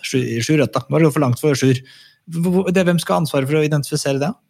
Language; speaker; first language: Norwegian; native; Norwegian